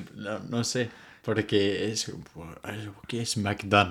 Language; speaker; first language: Spanish; non-native, fluent; English